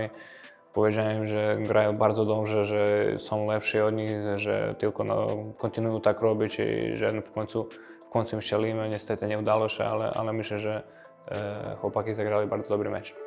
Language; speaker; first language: Polish; non-native, fluent; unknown